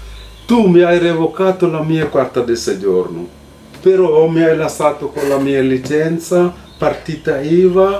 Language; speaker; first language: Italian; non-native, fluent; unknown